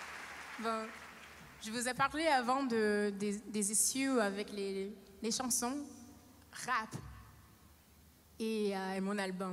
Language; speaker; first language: French; non-native, fluent; English